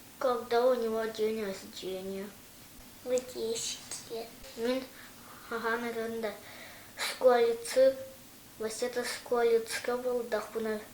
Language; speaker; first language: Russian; non-native, local second language; Yakut